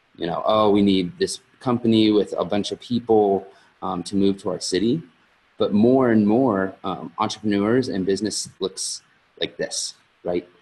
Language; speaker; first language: English; native; English